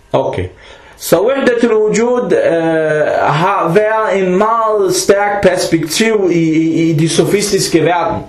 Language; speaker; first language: Danish; non-native, fluent; Arabic